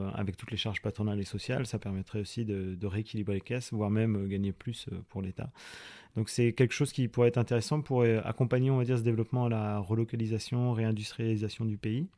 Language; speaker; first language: French; native; French